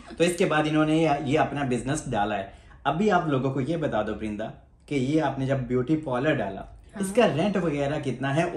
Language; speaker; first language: Urdu; non-native, local second language; Punjabi